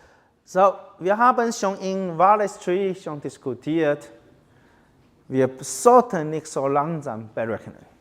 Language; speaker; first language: German; non-native, learner; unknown